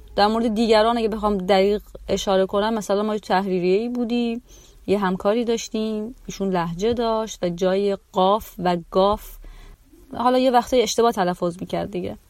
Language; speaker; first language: Persian; native; Persian